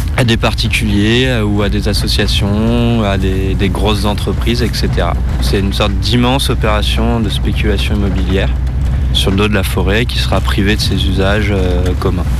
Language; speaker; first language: French; native; French